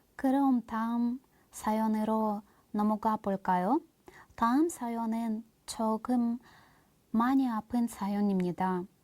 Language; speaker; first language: Korean; non-native, learner; Russian